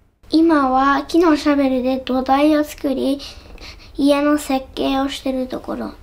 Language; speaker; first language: Japanese; native; Japanese